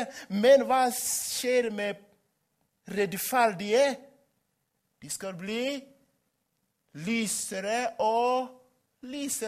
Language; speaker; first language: Norwegian; non-native, fluent; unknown